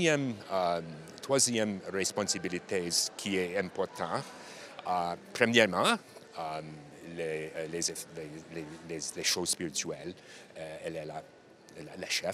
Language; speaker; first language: French; non-native, learner; English